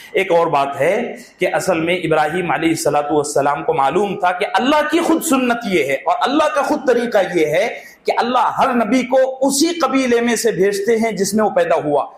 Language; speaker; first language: Urdu; native; Urdu